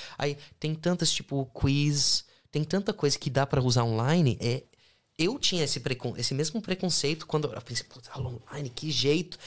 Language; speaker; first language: Portuguese; non-native, fluent; English